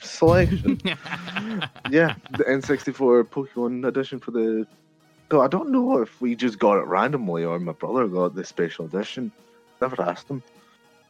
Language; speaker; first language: English; native; English